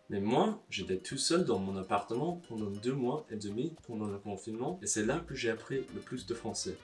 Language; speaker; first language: French; non-native, learner; English